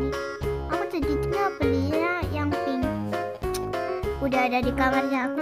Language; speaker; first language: Indonesian; early bilingual, other home language; Korean